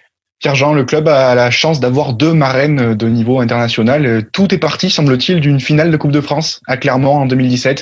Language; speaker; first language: French; native; French